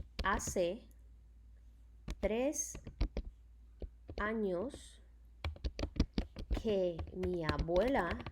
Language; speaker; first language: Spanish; non-native, fluent; English